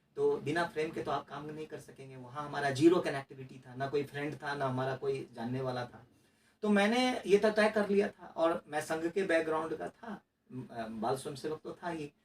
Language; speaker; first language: Hindi; non-native, local second language; Maithili